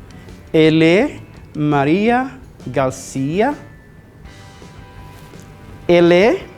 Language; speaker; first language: French; non-native, fluent; Spanish